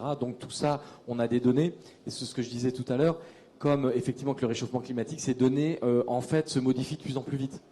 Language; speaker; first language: French; native; French